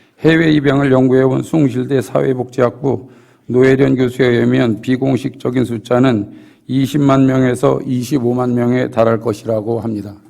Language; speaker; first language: Korean; native; Korean